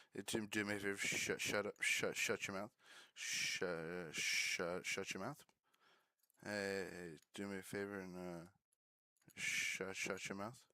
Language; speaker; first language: English; native; English